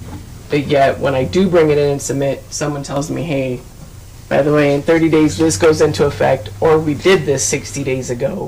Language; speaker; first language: English; native; English